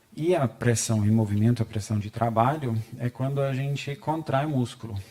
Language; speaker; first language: Portuguese; non-native, fluent; German